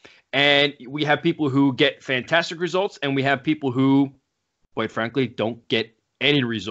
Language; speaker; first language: English; native; English